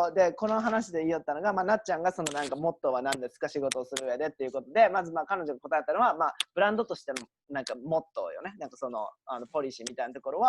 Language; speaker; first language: Japanese; native; Japanese